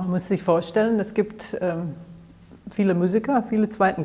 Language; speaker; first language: German; non-native, fluent; English